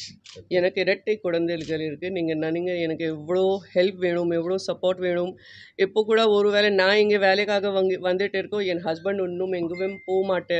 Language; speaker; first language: Tamil; non-native, learner; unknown